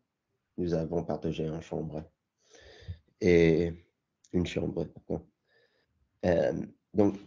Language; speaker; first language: French; non-native, learner; English